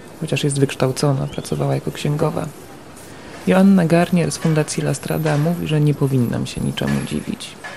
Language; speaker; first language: Polish; native; Polish